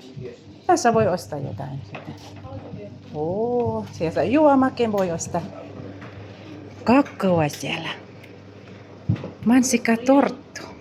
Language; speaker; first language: Finnish; non-native, learner; Filipino